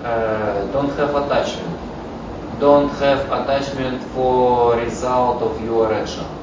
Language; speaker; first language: English; non-native, learner; Russian